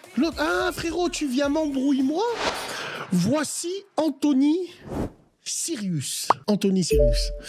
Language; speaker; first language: French; early bilingual, other home language; Arabic